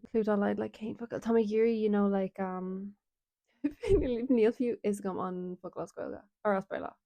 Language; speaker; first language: Irish; non-native, local second language; English